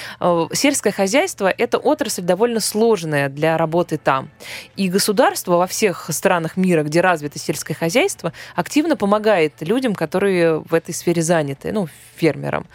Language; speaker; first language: Russian; native; Russian